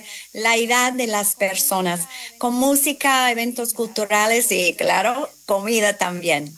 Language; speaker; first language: Spanish; non-native, fluent; English